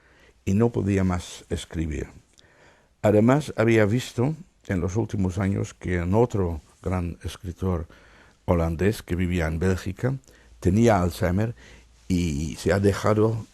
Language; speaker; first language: Spanish; non-native, fluent; Dutch